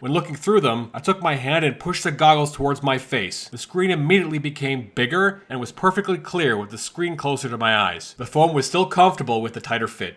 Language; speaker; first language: English; native; English